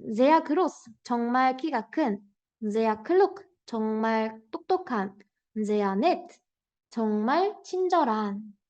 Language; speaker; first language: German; non-native, fluent; Korean